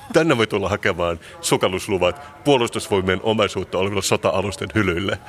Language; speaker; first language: Finnish; non-native, local second language; Swedish